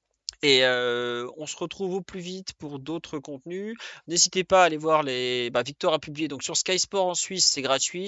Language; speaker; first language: French; native; French